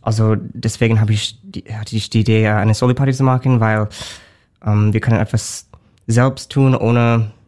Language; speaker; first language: German; non-native, learner; English